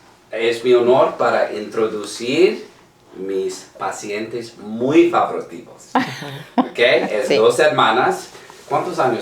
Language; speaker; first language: Spanish; non-native, learner; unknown